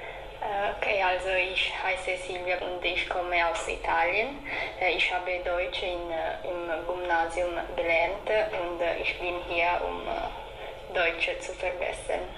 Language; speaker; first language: German; non-native, learner; Italian